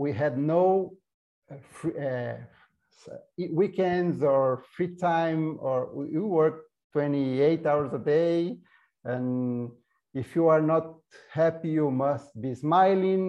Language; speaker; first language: English; non-native, fluent; Portuguese